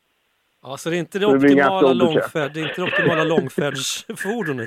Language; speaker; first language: Swedish; native; Swedish